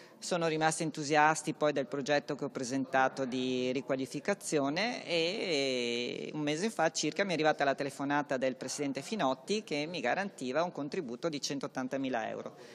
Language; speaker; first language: Italian; native; Italian